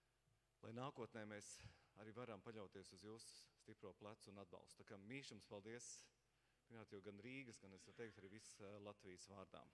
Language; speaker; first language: Latvian; native; Latvian